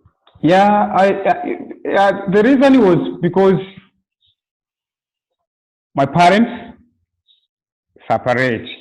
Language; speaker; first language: English; non-native, local second language; Swahili